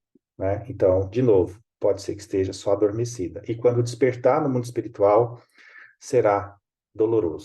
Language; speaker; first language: Portuguese; native; Portuguese